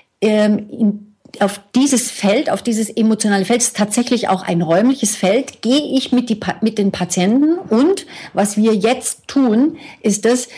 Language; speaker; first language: German; native; German